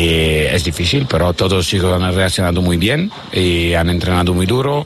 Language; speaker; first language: Spanish; non-native, learner; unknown